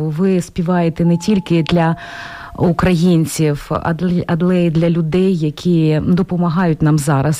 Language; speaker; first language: Ukrainian; native; Ukrainian